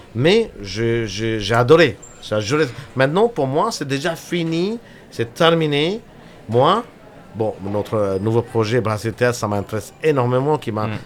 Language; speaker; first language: French; non-native, fluent; Hindi